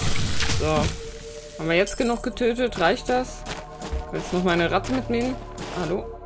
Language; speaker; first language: German; native; German